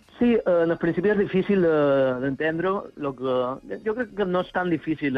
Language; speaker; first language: Catalan; native; Catalan